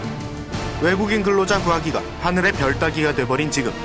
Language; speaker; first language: Korean; native; Korean